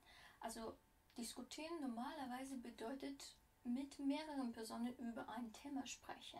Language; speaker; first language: German; non-native, fluent; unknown